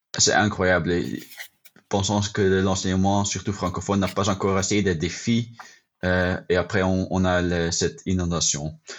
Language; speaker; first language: French; non-native, local second language; Dutch